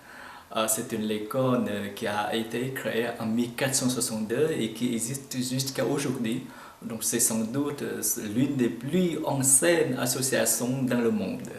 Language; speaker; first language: French; non-native, fluent; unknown